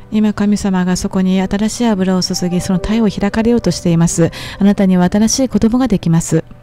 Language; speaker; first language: Japanese; native; Japanese